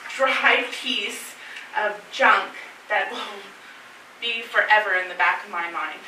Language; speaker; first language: English; native; English